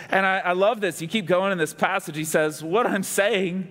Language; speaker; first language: English; native; English